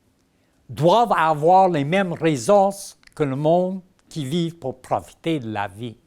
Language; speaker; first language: French; non-native, local second language; English